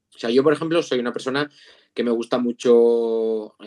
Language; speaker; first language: Spanish; native; Spanish